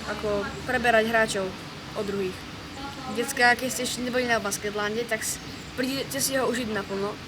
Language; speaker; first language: Slovak; native; Slovak